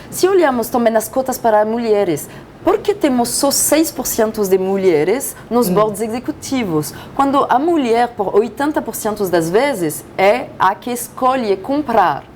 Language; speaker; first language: Portuguese; non-native, fluent; French